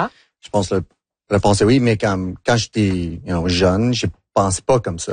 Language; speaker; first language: French; non-native, local second language; English